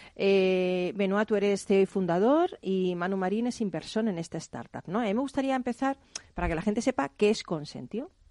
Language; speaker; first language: Spanish; native; Spanish